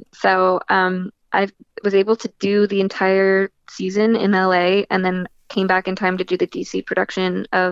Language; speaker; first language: English; native; English